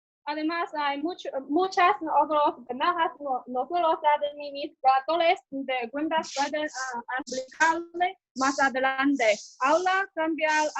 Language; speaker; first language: Spanish; non-native, learner; Chinese